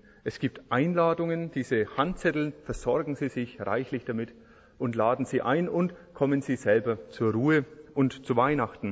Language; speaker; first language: German; native; German